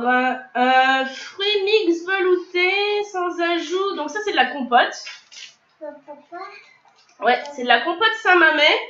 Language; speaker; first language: French; native; French